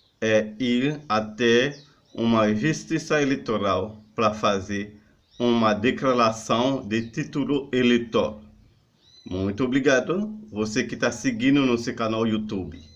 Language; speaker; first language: Portuguese; non-native, learner; Haitian Creole